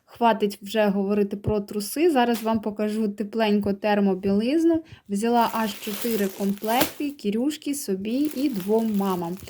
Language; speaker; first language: Ukrainian; native; Ukrainian